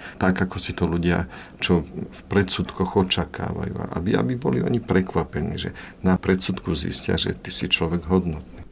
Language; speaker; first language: Slovak; native; Slovak